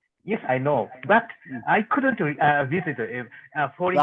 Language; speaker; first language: English; non-native, learner; Japanese